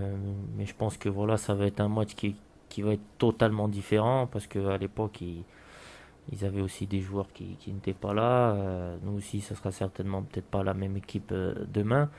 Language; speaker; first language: French; native; French